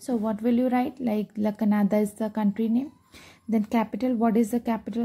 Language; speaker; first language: English; non-native, local second language; Hindi